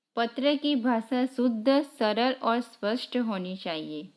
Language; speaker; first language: Hindi; non-native, local second language; Gujarati